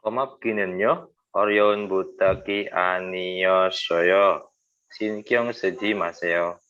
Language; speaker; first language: Korean; non-native, learner; Indonesian